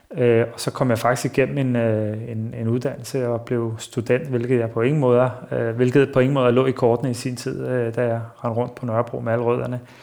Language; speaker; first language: Danish; early bilingual, other home language; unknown